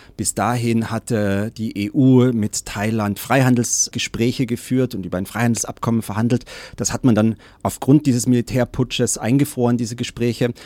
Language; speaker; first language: German; native; German